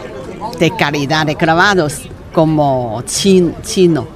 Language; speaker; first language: Spanish; non-native, learner; Chinese